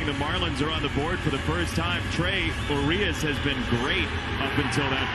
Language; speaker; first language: English; native; English